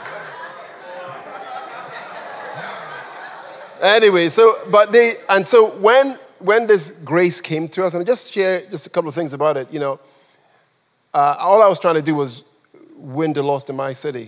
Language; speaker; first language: English; non-native, local second language; Yoruba